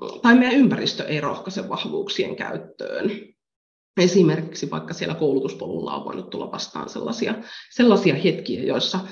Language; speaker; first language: Finnish; native; Finnish